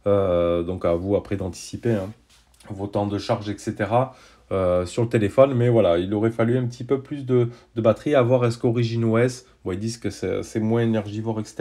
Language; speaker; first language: French; native; French